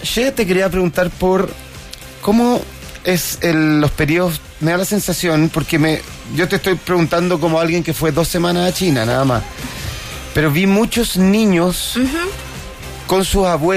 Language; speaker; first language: Spanish; native; Spanish